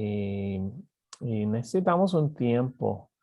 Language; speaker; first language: Spanish; non-native, fluent; English